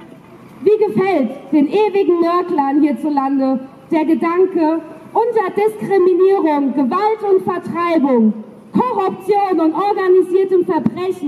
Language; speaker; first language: German; native; German